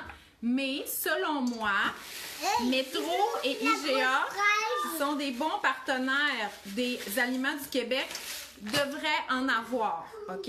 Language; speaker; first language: French; native; French